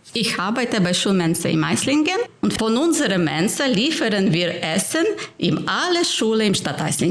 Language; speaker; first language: German; non-native, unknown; Ukrainian